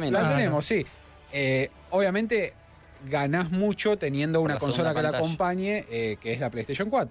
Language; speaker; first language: Spanish; native; Spanish